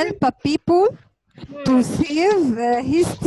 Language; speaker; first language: English; non-native, learner; Arabic